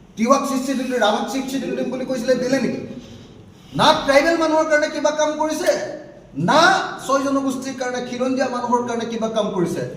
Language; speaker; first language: Assamese; native; Assamese